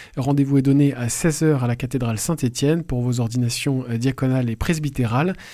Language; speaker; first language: French; native; French